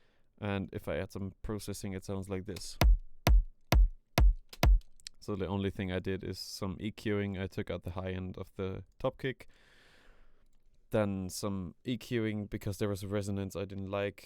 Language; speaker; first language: English; non-native, fluent; German